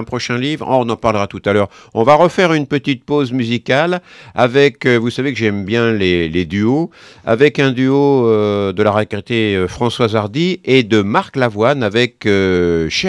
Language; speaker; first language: French; native; French